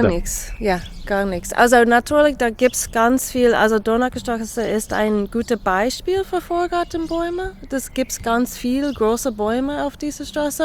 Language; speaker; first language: German; non-native, fluent; English